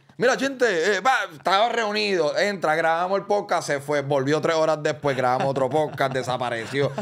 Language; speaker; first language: Spanish; native; Spanish